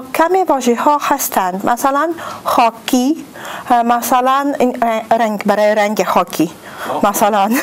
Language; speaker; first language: Persian; non-native, fluent; Russian